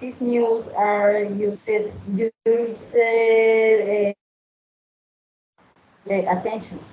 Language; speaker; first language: English; non-native, learner; Spanish